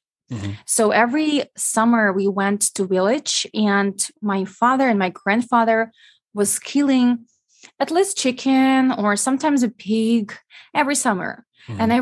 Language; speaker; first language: English; non-native, fluent; Ukrainian